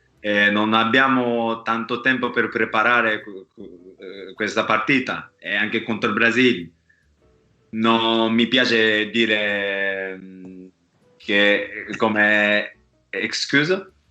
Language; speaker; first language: Italian; non-native, learner; Japanese